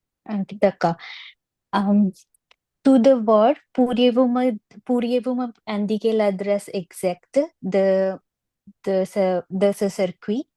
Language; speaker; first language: French; non-native, learner; Punjabi